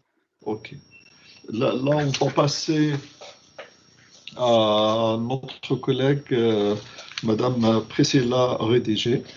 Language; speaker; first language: French; non-native, fluent; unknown